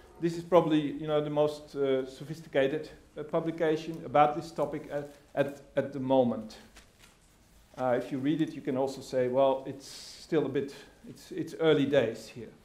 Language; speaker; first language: English; non-native, fluent; Dutch